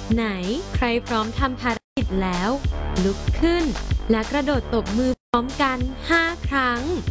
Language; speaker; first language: Thai; native; Thai